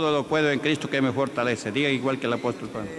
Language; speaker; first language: Spanish; native; Spanish